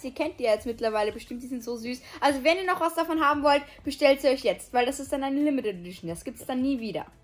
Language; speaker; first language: German; native; German